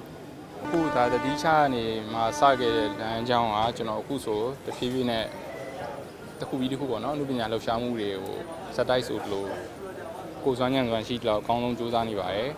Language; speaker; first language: Burmese; native; Burmese